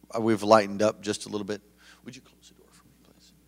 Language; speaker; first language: English; native; English